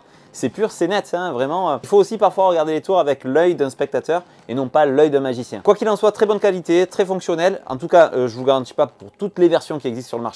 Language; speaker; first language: French; native; French